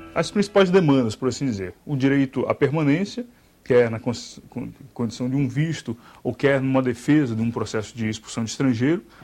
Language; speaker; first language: Portuguese; native; Portuguese